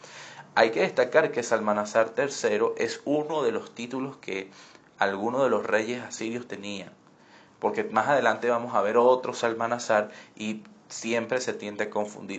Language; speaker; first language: Spanish; native; Spanish